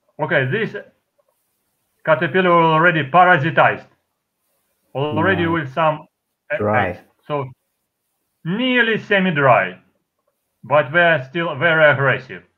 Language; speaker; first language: English; non-native, fluent; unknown